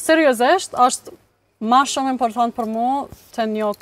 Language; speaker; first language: Albanian; non-native, learner; English